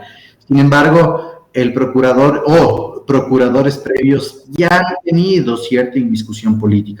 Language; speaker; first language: Spanish; native; Spanish